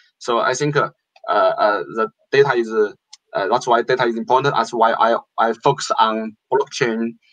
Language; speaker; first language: English; non-native, fluent; Chinese